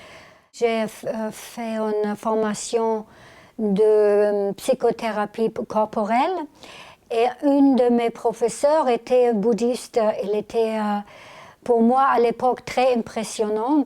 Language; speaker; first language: French; non-native, fluent; German